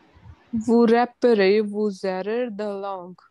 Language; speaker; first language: French; non-native, learner; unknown